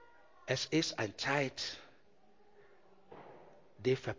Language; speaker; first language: German; non-native, learner; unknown